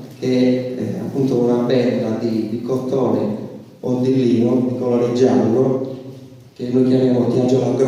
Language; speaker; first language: Italian; native; Italian